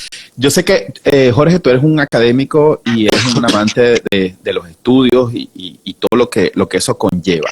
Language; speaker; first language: Spanish; native; Spanish